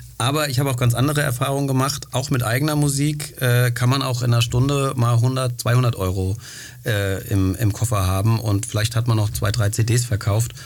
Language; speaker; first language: German; early bilingual, other home language; Greek